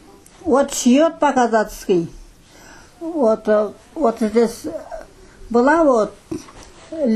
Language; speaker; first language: Russian; non-native, local second language; Kazakh